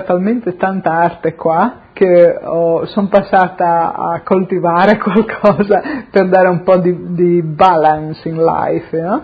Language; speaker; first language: Italian; native; Italian